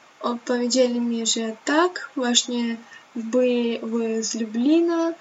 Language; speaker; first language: Polish; non-native, learner; Ukrainian